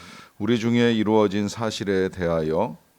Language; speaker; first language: Korean; native; Korean